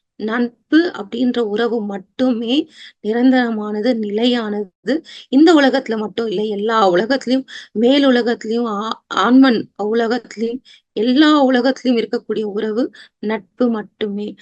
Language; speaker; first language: Tamil; native; Tamil